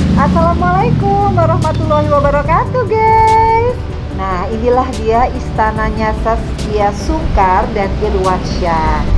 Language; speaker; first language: Indonesian; native; Indonesian